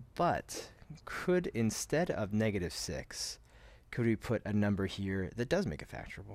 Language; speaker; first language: English; native; English